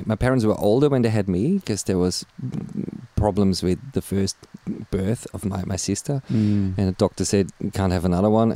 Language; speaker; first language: English; non-native, fluent; German